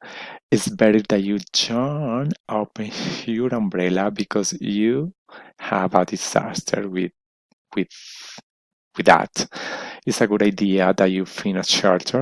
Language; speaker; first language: English; non-native, learner; Spanish